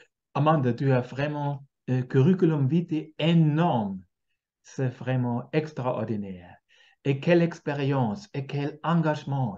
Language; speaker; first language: French; non-native, fluent; German